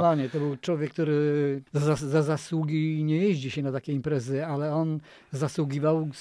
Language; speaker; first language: Polish; native; Polish